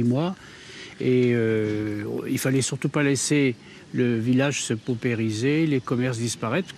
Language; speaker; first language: French; native; French